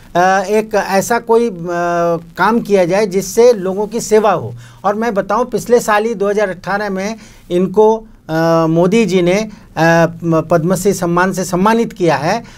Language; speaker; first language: Hindi; non-native, local second language; Bangla